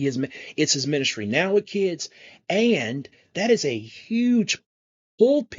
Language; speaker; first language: English; native; English